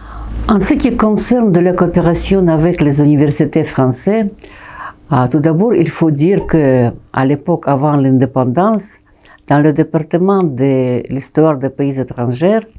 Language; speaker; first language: French; non-native, fluent; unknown